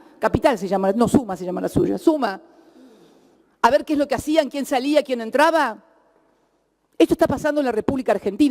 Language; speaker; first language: Spanish; native; Spanish